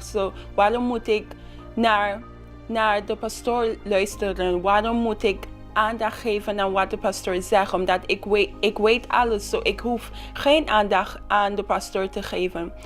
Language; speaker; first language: Dutch; non-native, local second language; Papiamento